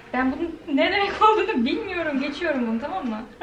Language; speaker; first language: Turkish; early bilingual, heritage; Turkish